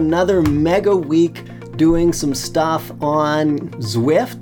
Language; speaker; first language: English; native; English